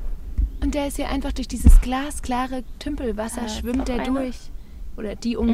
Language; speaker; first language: German; native; German